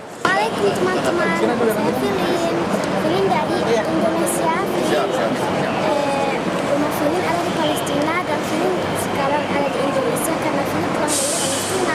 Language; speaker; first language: Indonesian; early bilingual, heritage; Indonesian